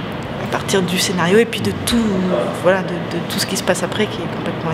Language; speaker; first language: French; native; French